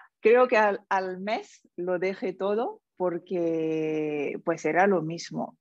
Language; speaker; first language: Spanish; non-native, fluent; French